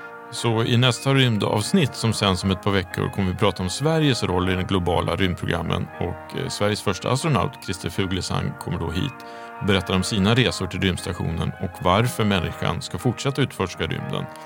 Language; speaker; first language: Swedish; native; Swedish